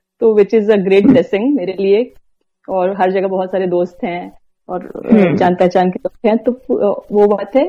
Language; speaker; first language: Hindi; native; Hindi